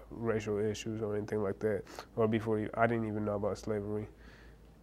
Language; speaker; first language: English; early bilingual, other home language; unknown